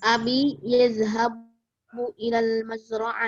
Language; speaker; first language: Arabic; non-native, learner; Indonesian